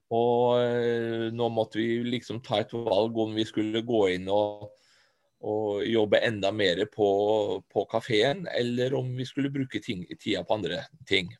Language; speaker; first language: Norwegian; native; Norwegian